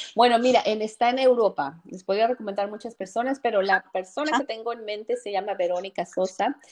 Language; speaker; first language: Spanish; native; Spanish